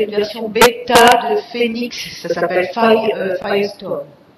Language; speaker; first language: French; native; French